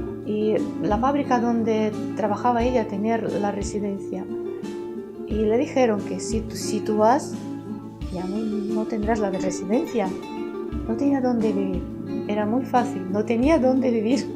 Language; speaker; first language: Spanish; early bilingual, heritage; Spanish